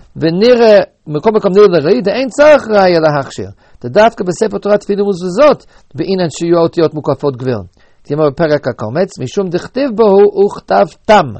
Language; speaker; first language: Hebrew; native; Hebrew